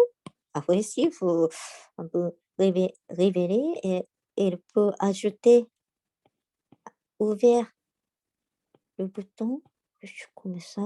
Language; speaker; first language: French; non-native, learner; Japanese